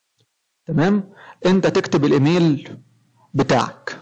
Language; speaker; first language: Arabic; native; Arabic